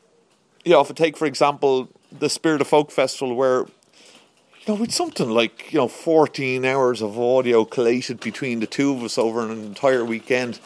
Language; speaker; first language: English; native; English